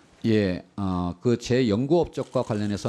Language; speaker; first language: Korean; native; Korean